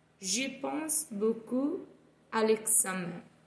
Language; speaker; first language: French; non-native, fluent; Italian